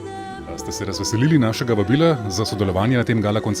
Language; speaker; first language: Slovenian; native; Slovenian